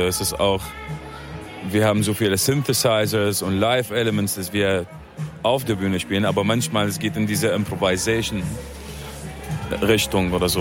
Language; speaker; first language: German; non-native, fluent; Arabic